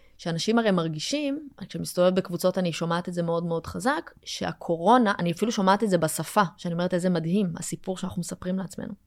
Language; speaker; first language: Hebrew; early bilingual, other home language; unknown